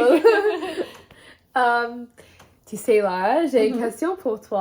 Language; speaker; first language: French; non-native, learner; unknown